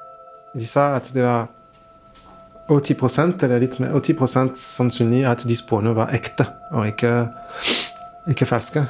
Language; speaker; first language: Norwegian; non-native, fluent; French